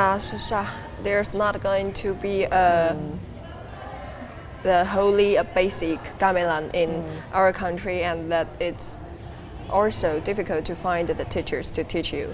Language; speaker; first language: English; non-native, learner; Chinese